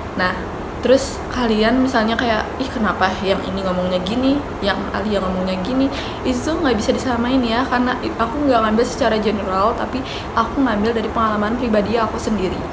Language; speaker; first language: Indonesian; native; Indonesian